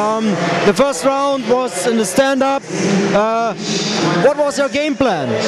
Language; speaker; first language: English; non-native, learner; German